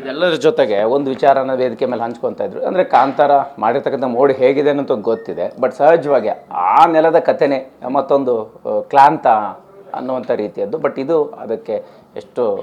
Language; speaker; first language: Kannada; native; Kannada